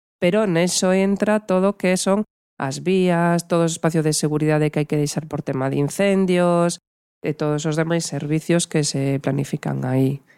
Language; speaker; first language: Galician; non-native, local second language; Spanish